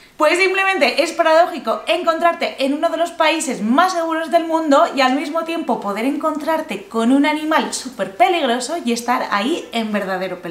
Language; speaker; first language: Spanish; native; Spanish